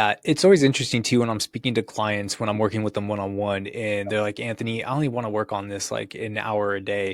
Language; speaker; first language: English; native; English